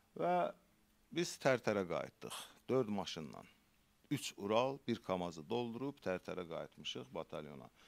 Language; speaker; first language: Azerbaijani; native; Azerbaijani